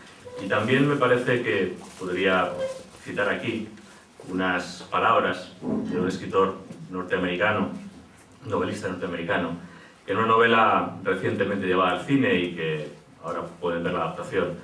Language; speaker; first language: Spanish; native; Spanish